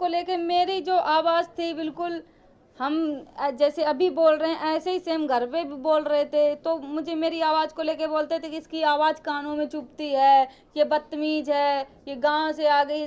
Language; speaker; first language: Hindi; native; Hindi